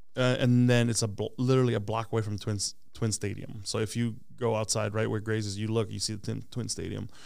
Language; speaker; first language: English; early bilingual, other home language; Hmong